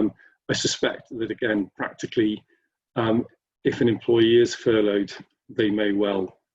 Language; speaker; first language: English; native; English